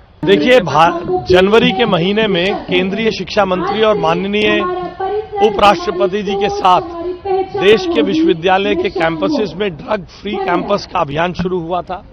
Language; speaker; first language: Hindi; native; Hindi